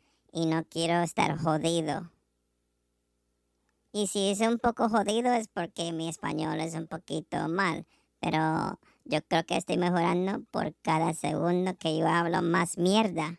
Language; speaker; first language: Spanish; non-native, learner; English